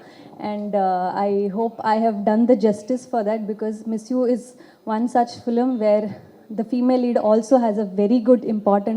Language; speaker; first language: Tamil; non-native, learner; Kannada